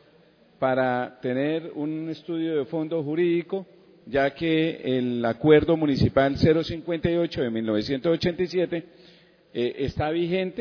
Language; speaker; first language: Spanish; native; Spanish